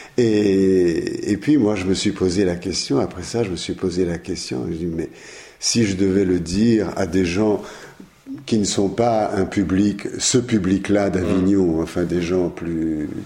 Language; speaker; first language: French; non-native, fluent; Italian